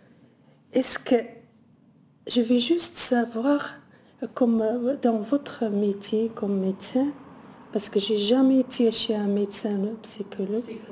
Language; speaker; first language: French; non-native, learner; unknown